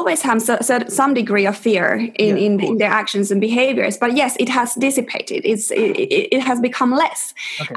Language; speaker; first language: English; non-native, fluent; Finnish